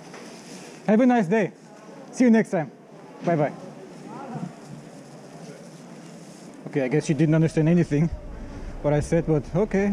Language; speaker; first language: English; non-native, fluent; German